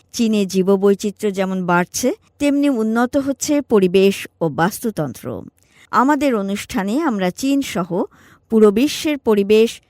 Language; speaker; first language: Bangla; native; Bangla